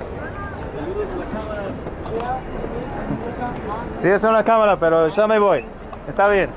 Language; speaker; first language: Spanish; non-native, fluent; English